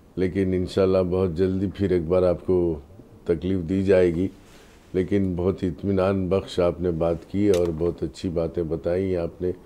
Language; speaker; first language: Urdu; native; Urdu